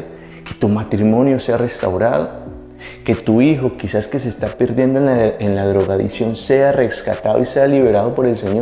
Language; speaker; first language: Spanish; native; Spanish